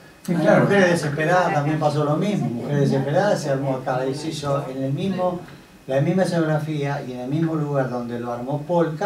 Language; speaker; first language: Spanish; native; Spanish